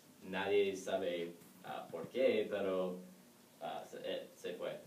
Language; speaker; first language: Spanish; non-native, learner; English